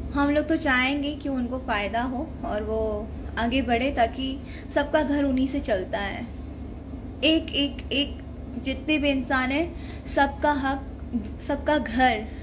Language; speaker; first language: Hindi; non-native, local second language; Gujarati